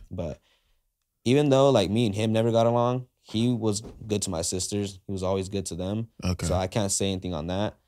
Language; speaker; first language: English; native; English